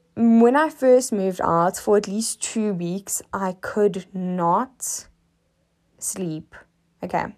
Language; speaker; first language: English; native; English